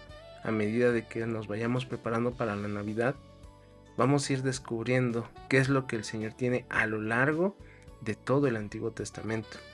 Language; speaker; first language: Spanish; native; Spanish